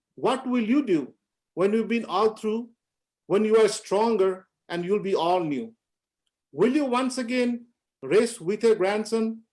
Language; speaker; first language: English; non-native, local second language; Nepali